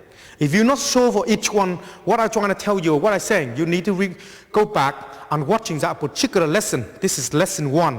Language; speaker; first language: English; non-native, fluent; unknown